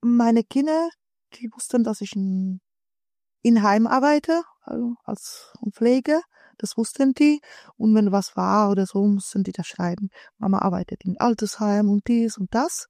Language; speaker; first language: German; early bilingual, other home language; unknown